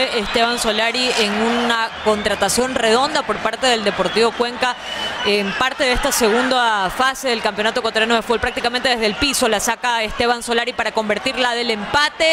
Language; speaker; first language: Spanish; native; Spanish